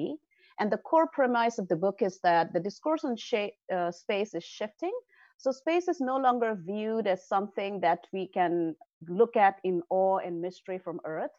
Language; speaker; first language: English; non-native, local second language; Assamese